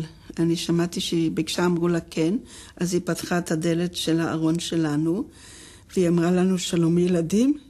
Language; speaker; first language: Hebrew; non-native, fluent; Dutch